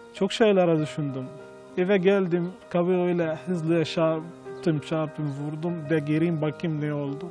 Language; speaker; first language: Turkish; non-native, fluent; Arabic